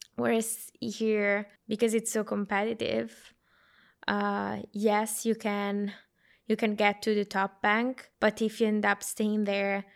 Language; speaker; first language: English; non-native, fluent; Italian